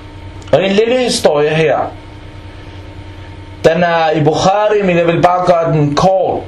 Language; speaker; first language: Danish; early bilingual, other home language; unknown